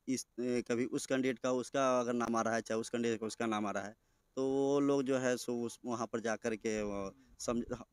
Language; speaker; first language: Hindi; native; Hindi